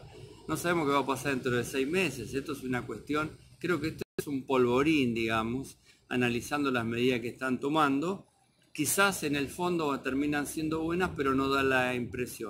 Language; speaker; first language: Spanish; native; Spanish